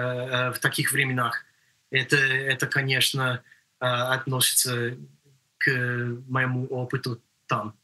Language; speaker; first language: Russian; non-native, fluent; English